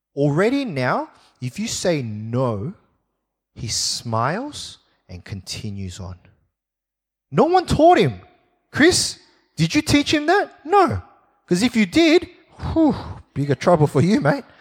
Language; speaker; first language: English; native; English